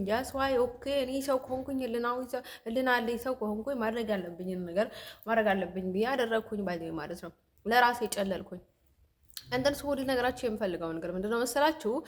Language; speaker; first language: Amharic; native; Amharic